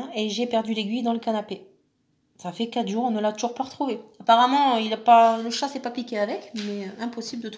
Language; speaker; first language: French; native; French